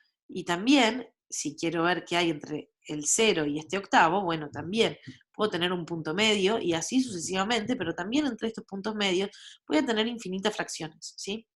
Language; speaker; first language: Spanish; native; Spanish